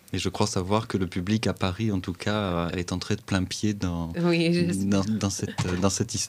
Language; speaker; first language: French; native; French